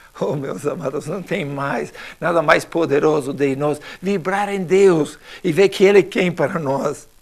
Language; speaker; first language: Portuguese; non-native, fluent; English